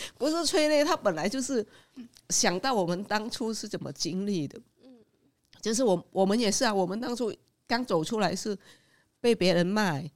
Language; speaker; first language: Chinese; non-native, fluent; Vietnamese